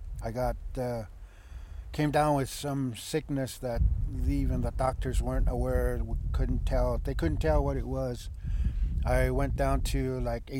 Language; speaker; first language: English; early bilingual, other home language; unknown